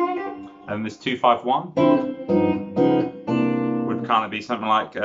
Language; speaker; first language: English; native; English